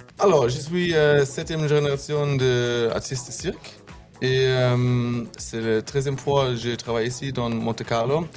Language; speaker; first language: French; non-native, learner; German